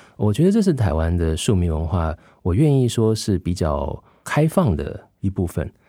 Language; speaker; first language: Chinese; native; Chinese